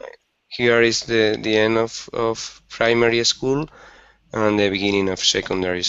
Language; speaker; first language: English; non-native, learner; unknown